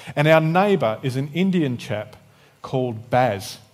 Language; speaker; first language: English; native; English